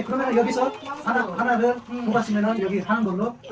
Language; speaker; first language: Korean; non-native, fluent; Nepali